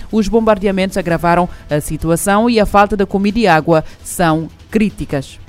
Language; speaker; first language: Portuguese; non-native, local second language; Kabuverdianu